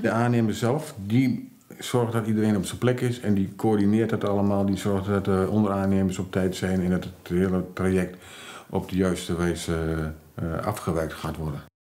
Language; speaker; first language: Dutch; native; Dutch